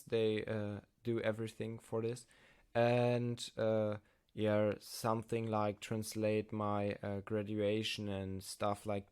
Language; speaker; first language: English; non-native, learner; German